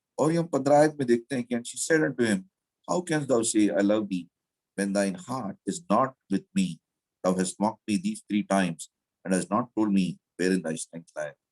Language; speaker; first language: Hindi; non-native, local second language; Telugu